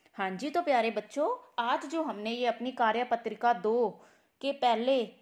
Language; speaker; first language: Hindi; non-native, local second language; Punjabi